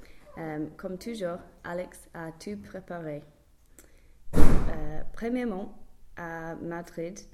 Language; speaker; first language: French; non-native, learner; English